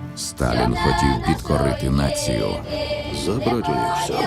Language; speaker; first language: Ukrainian; native; Ukrainian